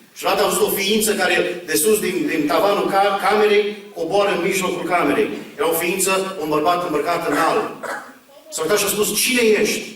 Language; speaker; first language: Romanian; early bilingual, heritage; Romanian